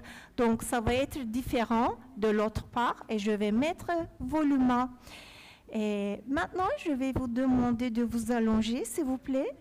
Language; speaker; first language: French; non-native, fluent; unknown